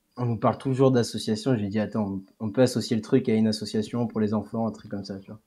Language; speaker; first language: French; native; French